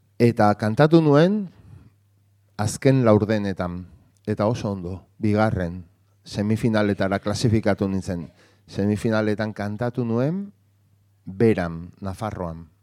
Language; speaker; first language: Basque; non-native, local second language; Spanish